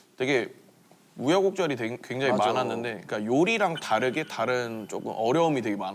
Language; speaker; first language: Korean; native; Korean